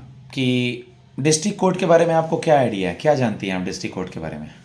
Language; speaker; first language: Hindi; native; Hindi